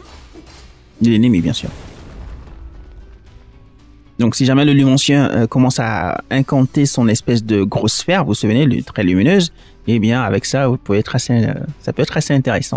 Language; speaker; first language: French; native; French